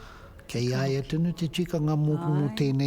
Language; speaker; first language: Māori; native; Māori